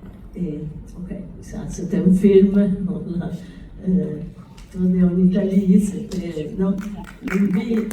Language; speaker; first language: French; non-native, learner; Italian